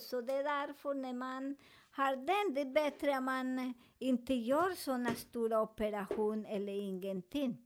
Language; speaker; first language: Swedish; non-native, learner; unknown